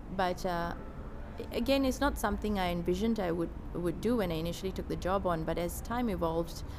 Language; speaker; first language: English; non-native, local second language; Tamil